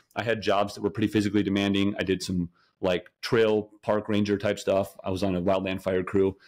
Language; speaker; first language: English; native; English